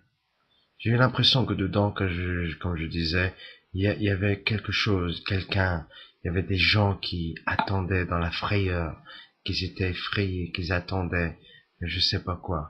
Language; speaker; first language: French; native; French